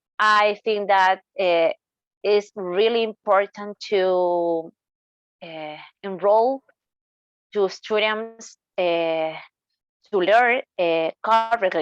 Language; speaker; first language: English; non-native, learner; Spanish